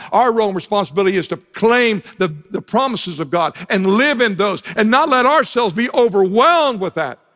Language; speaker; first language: English; native; English